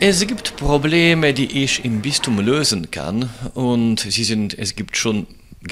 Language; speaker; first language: German; non-native, local second language; French